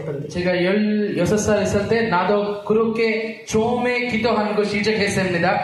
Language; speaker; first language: Korean; non-native, learner; Telugu